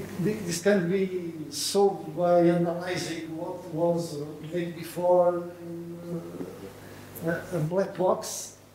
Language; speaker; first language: English; non-native, learner; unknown